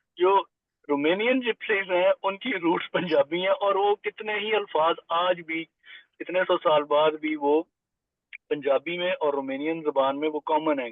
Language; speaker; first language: Hindi; non-native, local second language; Punjabi